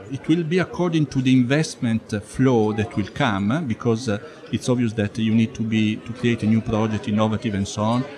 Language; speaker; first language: English; non-native, fluent; Italian